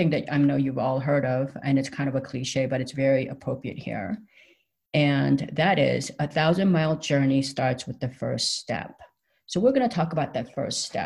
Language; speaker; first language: English; non-native, fluent; Korean